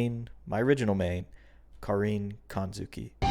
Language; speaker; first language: English; native; English